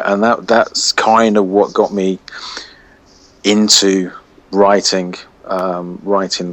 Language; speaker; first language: English; native; English